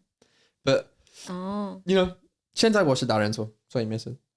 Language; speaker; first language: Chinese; non-native, learner; English